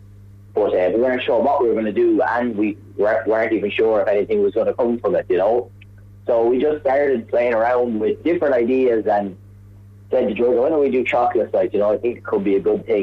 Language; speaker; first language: English; native; English